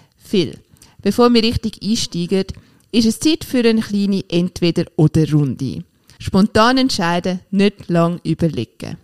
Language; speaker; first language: German; native; German